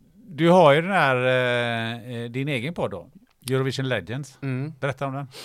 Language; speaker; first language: Swedish; native; Swedish